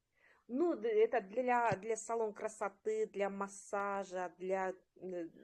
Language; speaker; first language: Russian; non-native, local second language; Kyrgyz